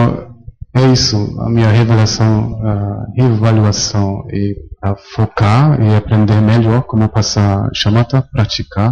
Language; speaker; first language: Portuguese; non-native, fluent; German